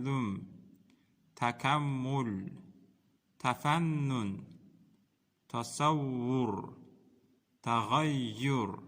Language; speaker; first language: Arabic; non-native, learner; Uzbek